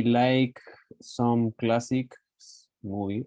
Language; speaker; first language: English; non-native, learner; Spanish